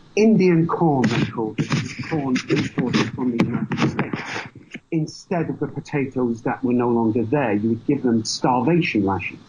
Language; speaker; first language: English; native; English